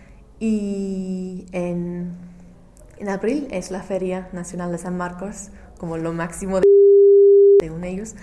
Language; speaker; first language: Spanish; non-native, fluent; English